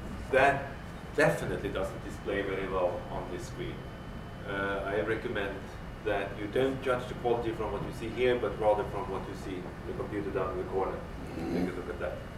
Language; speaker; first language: English; non-native, fluent; Norwegian